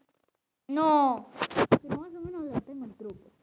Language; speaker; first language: Spanish; early bilingual, other home language; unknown